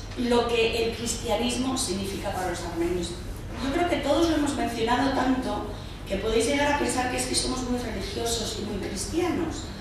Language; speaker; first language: Spanish; early bilingual, heritage; Spanish